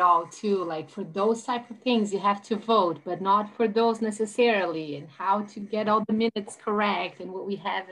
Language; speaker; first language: English; non-native, fluent; Portuguese